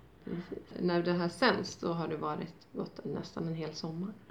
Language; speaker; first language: Swedish; native; Swedish